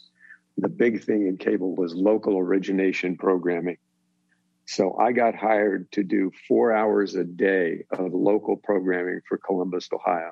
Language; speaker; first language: English; native; English